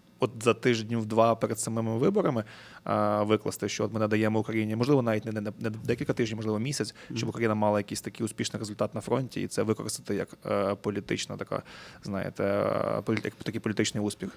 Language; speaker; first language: Ukrainian; native; Ukrainian